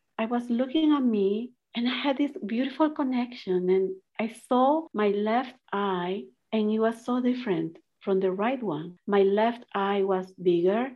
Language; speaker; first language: English; non-native, fluent; Spanish